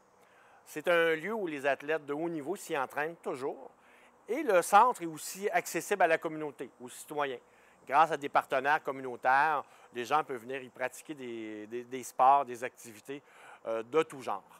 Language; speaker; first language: French; native; French